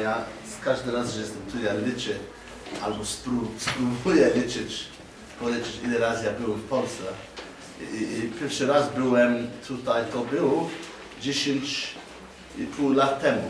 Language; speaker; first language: Polish; non-native, learner; English